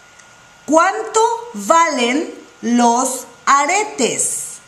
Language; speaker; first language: Spanish; non-native, fluent; English